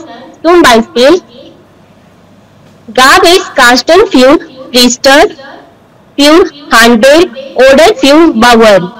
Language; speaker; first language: German; non-native, learner; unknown